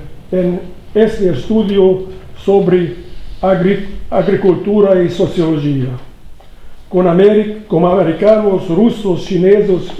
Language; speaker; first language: Portuguese; non-native, learner; Hungarian